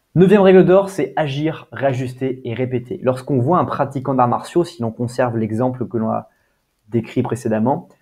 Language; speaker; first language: French; native; French